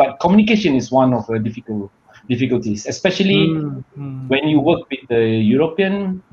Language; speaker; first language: English; non-native, learner; Malay